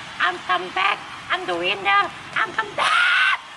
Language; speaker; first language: English; non-native, learner; Indonesian